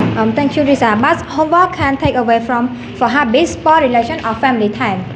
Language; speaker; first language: English; non-native, learner; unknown